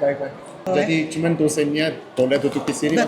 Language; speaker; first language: Indonesian; non-native, learner; Korean